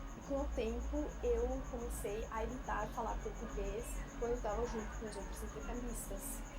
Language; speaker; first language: Portuguese; non-native, fluent; Swiss German